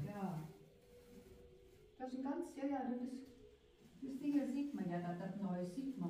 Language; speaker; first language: German; native; German